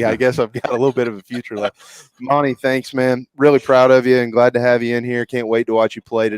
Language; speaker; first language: English; native; English